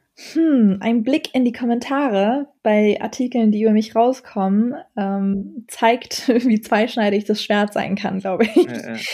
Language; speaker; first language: German; early bilingual, other home language; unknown